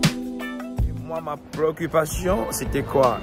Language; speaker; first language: French; non-native, local second language; Ewe